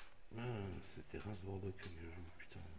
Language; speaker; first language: French; native; French